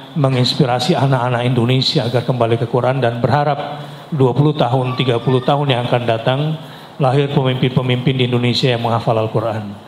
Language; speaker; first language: Indonesian; native; Indonesian